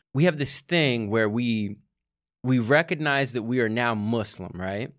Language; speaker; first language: English; early bilingual, other home language; Russian